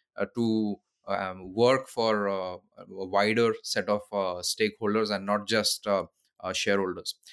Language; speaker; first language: English; non-native, local second language; Odia